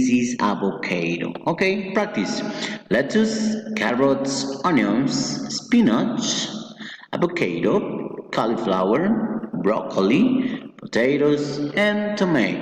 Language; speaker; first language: English; non-native, fluent; Spanish